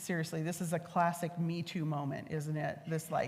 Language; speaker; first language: English; native; English